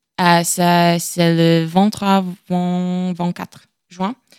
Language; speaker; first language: French; non-native, learner; Latvian